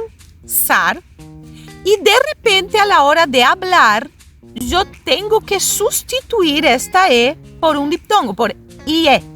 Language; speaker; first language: Spanish; non-native, fluent; Portuguese